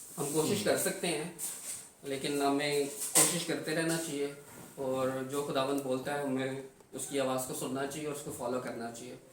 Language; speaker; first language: Urdu; non-native, local second language; Punjabi